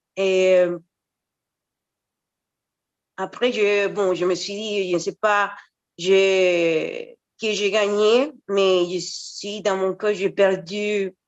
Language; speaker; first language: French; non-native, fluent; Spanish